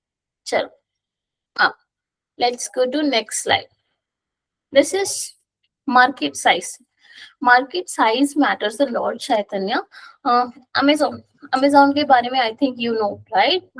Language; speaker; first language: English; non-native, local second language; Hindi